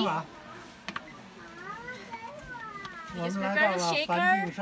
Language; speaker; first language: English; non-native, fluent; Indonesian